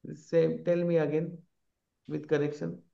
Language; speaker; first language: English; non-native, local second language; Marathi